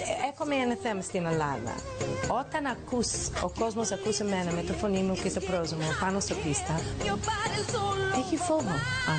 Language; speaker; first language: Greek; early bilingual, heritage; English